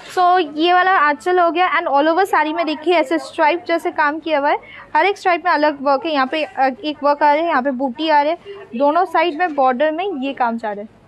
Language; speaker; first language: Hindi; non-native, local second language; Bangla